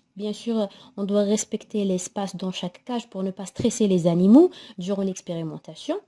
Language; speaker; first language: French; non-native, local second language; Arabic